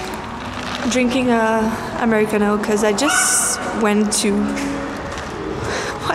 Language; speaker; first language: English; non-native, fluent; French